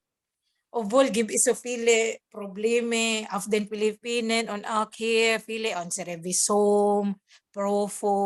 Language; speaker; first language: German; non-native, learner; Cebuano